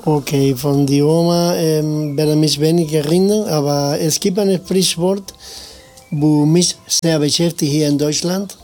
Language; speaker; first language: German; non-native, fluent; Spanish